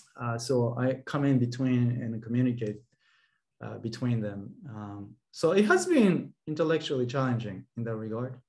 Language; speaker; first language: English; non-native, fluent; Japanese